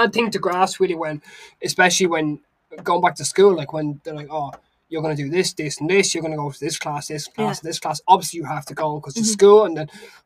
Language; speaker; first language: English; native; English